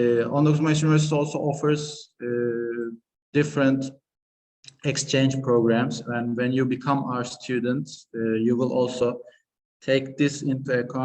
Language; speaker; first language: English; non-native, fluent; Turkish